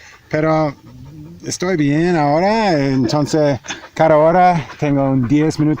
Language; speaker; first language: Spanish; non-native, learner; English